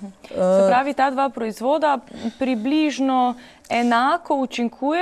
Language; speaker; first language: Slovenian; native; Slovenian